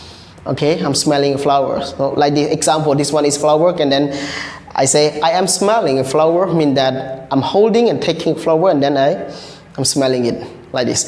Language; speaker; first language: English; non-native, learner; Khmer